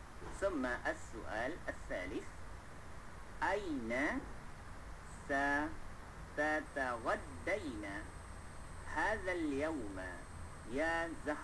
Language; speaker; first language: Arabic; non-native, fluent; Malay